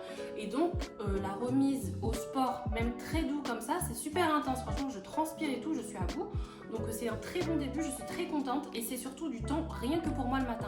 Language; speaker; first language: French; native; French